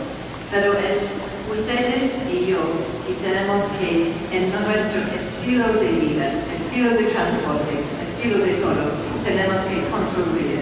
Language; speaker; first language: Spanish; non-native, fluent; English